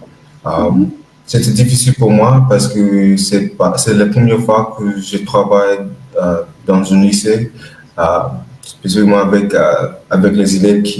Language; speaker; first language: French; non-native, learner; English